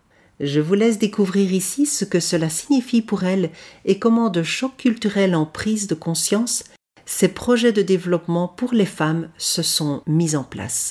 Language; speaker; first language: French; native; French